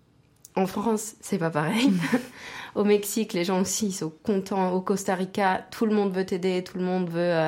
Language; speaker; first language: French; non-native, fluent; Spanish